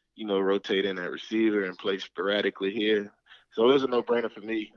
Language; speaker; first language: English; native; English